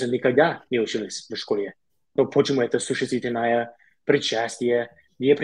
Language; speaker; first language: Russian; non-native, learner; English